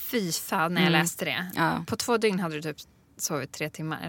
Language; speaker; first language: Swedish; native; Swedish